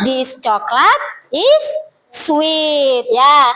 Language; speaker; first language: English; non-native, fluent; Indonesian